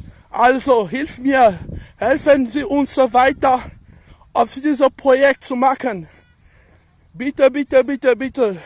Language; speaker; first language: German; non-native, learner; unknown